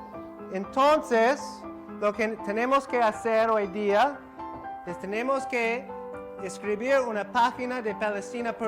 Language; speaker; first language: Spanish; non-native, fluent; English